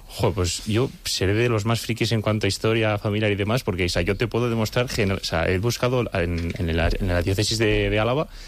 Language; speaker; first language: Spanish; native; Spanish